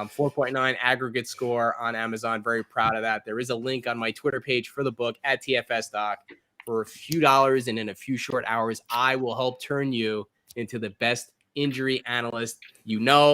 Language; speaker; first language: English; native; English